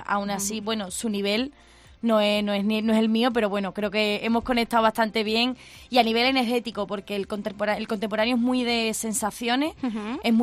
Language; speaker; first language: Spanish; native; Spanish